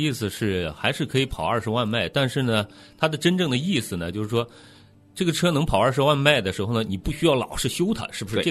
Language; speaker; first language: Chinese; native; Chinese